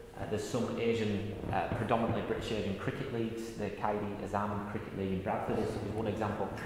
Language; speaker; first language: English; native; English